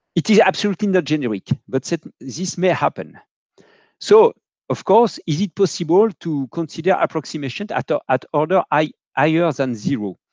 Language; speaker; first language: English; non-native, fluent; French